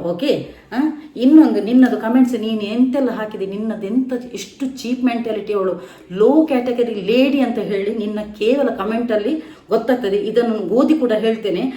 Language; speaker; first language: Kannada; non-native, local second language; Tulu